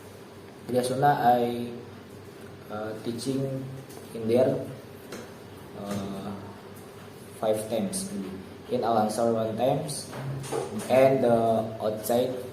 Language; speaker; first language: English; non-native, learner; Indonesian